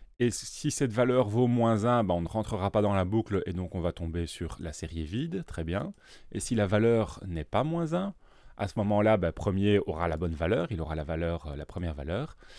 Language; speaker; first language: French; native; French